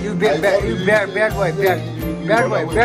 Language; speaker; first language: English; non-native, learner; Nepali